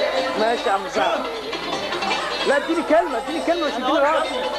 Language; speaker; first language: Arabic; native; Arabic